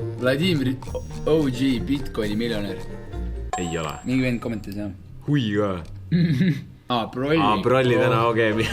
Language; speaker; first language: Estonian; native; Estonian